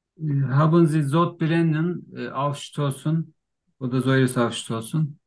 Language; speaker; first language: German; non-native, learner; Turkish